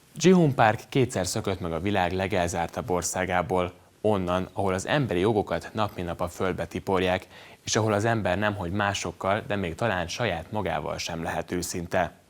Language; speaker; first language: Hungarian; native; Hungarian